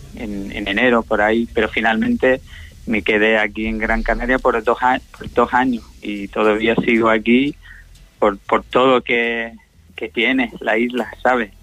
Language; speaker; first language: Spanish; non-native, learner; English